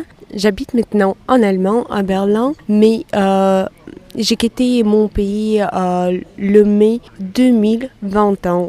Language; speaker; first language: French; non-native, fluent; Russian